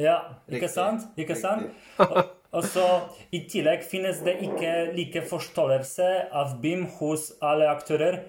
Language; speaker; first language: Swedish; non-native, fluent; Polish